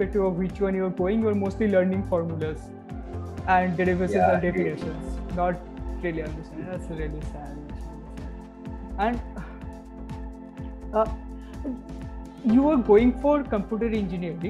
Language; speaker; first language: English; non-native, local second language; Bangla